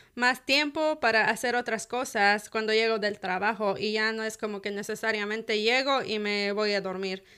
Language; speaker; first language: Spanish; native; Spanish